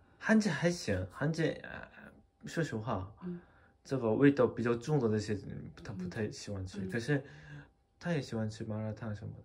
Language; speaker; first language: Chinese; non-native, fluent; Korean